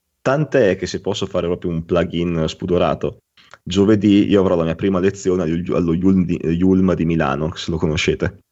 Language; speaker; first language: Italian; native; Italian